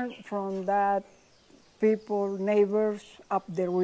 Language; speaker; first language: English; non-native, learner; Spanish